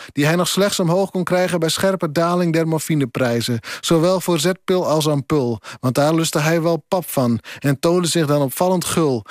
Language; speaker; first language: Dutch; non-native, local second language; Western Frisian